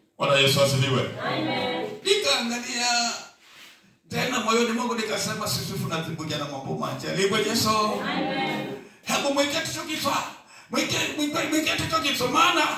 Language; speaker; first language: Swahili; non-native, local second language; Giryama